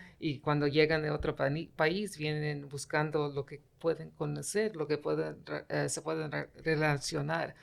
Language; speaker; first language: Spanish; early bilingual, heritage; Spanish